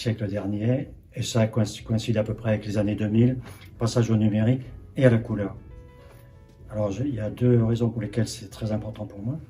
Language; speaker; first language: French; native; French